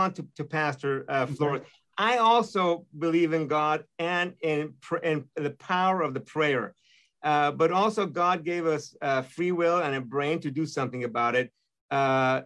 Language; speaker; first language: English; non-native, fluent; Persian